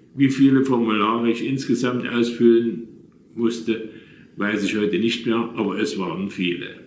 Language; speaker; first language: German; native; German